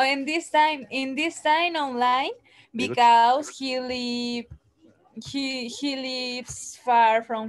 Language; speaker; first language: English; non-native, learner; Spanish